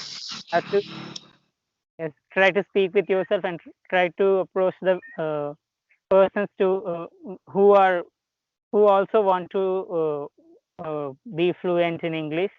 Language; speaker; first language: English; non-native, local second language; Telugu